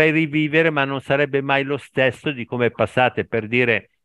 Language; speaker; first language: Italian; native; Italian